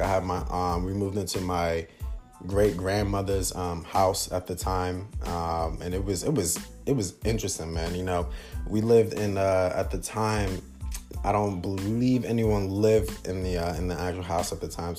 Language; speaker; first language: English; native; English